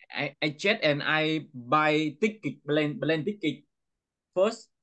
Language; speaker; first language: English; non-native, learner; Vietnamese